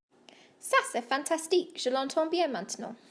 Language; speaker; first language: French; non-native, learner; English